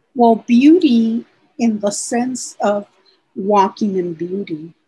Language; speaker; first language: English; early bilingual, other home language; Spanish